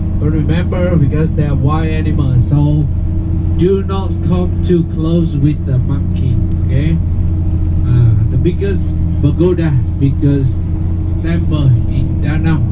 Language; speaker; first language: English; non-native, local second language; Vietnamese